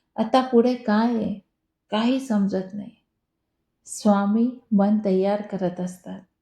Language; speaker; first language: Marathi; non-native, local second language; Hindi